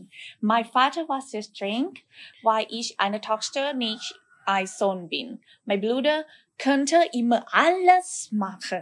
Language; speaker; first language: German; non-native, learner; Thai